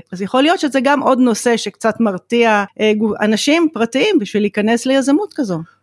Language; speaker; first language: Hebrew; native; Hebrew